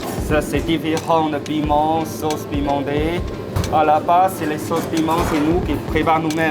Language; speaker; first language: French; non-native, fluent; Chinese